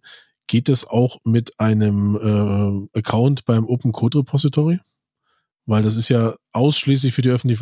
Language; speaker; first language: German; native; German